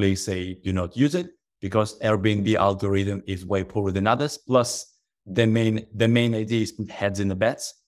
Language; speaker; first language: English; non-native, fluent; Russian